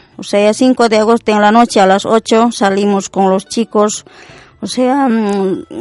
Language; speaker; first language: Spanish; non-native, local second language; Quechua